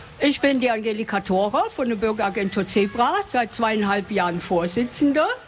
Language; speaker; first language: German; native; German